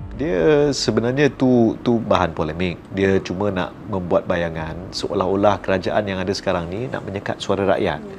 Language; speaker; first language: Malay; native; Malay